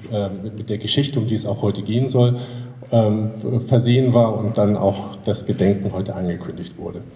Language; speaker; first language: German; native; German